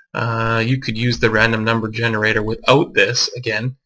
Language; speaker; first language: English; native; English